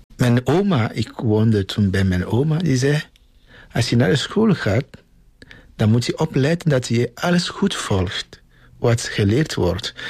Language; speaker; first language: Dutch; non-native, fluent; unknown